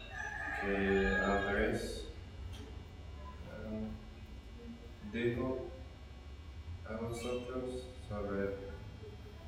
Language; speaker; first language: Spanish; non-native, fluent; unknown